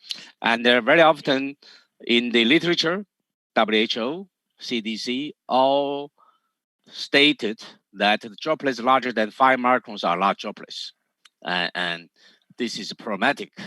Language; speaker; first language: English; non-native, fluent; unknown